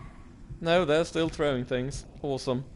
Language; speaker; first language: English; native; English